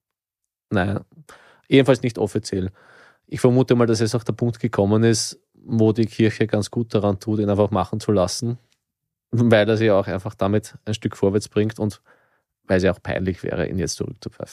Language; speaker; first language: German; native; German